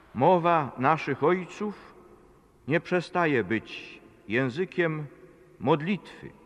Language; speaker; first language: Polish; native; Polish